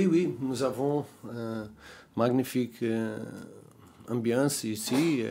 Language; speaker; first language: French; non-native, learner; Portuguese